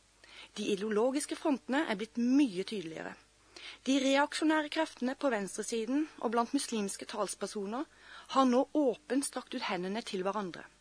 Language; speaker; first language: Norwegian; native; Norwegian